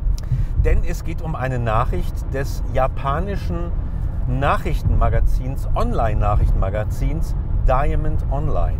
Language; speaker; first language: German; native; German